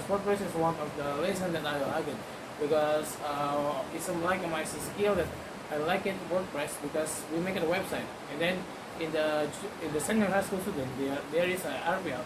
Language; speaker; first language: English; non-native, learner; Indonesian